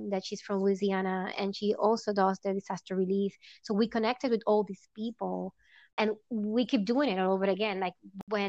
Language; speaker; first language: English; non-native, fluent; Spanish